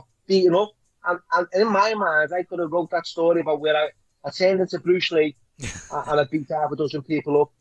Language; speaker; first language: English; native; English